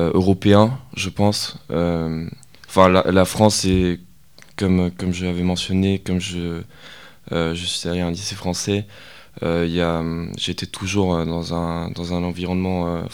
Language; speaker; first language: French; non-native, fluent; Greek